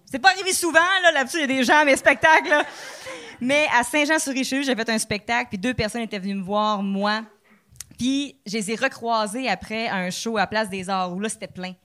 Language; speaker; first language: French; native; French